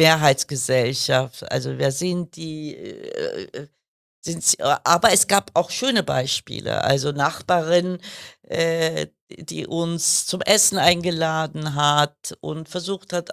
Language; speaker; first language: German; early bilingual, other home language; Kurdish